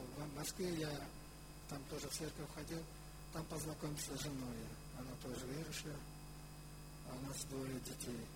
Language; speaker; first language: Russian; non-native, local second language; Kyrgyz